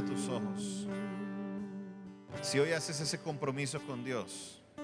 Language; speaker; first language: Spanish; native; Spanish